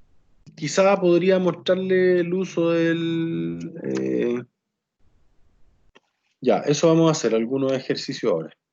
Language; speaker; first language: Spanish; native; Spanish